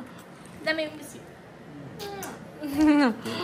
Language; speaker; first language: Spanish; non-native, learner; Japanese